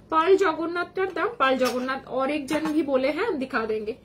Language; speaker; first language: Hindi; non-native, local second language; Bangla